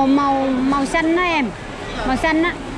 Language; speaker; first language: Vietnamese; native; Vietnamese